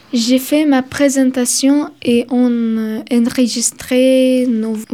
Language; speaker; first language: French; non-native, learner; Ukrainian